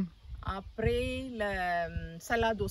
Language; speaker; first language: French; non-native, fluent; Tamil